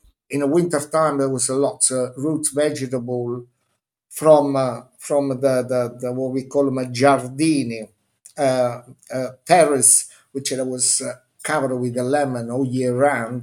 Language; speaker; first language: English; non-native, fluent; Italian